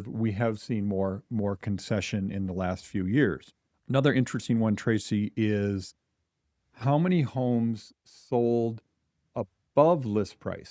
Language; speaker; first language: English; native; English